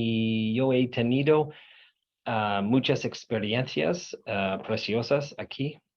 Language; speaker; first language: Spanish; non-native, learner; English